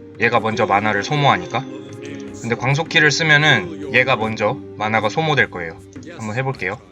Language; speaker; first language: Korean; native; Korean